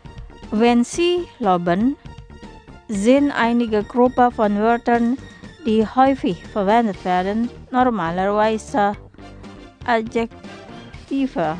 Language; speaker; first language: German; non-native, fluent; Indonesian